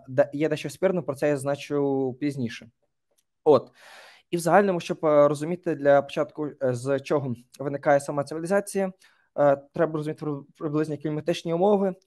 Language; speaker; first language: Ukrainian; native; Ukrainian